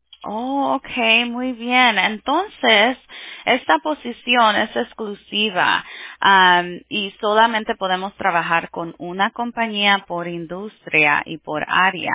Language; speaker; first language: Spanish; early bilingual, heritage; Spanish